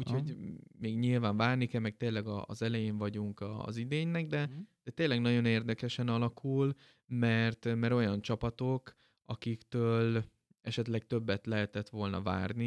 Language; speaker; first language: Hungarian; native; Hungarian